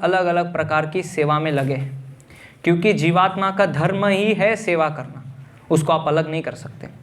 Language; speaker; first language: Hindi; native; Hindi